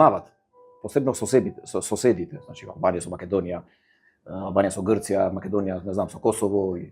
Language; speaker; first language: Macedonian; non-native, fluent; Albanian